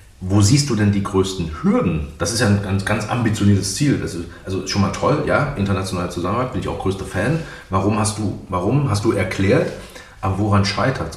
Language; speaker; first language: German; native; German